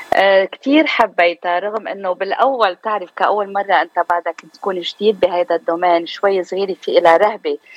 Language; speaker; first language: Arabic; native; Arabic